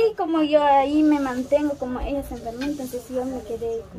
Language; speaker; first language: Spanish; non-native, local second language; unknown